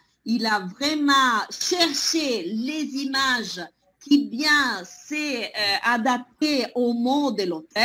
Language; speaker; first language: French; non-native, fluent; Italian